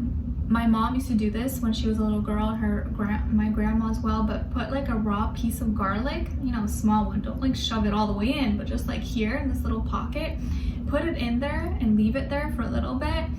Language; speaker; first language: English; native; English